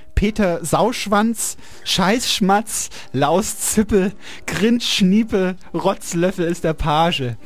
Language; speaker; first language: German; native; German